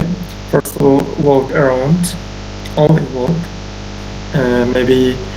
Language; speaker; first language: English; non-native, learner; Uzbek